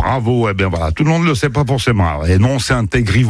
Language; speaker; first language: French; native; French